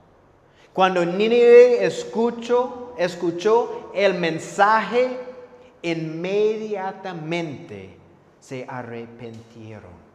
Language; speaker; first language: Spanish; non-native, fluent; English